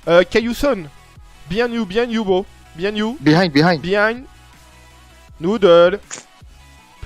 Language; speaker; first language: English; non-native, learner; French